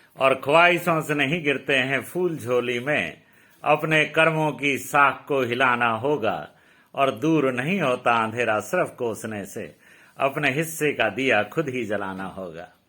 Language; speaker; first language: Hindi; native; Hindi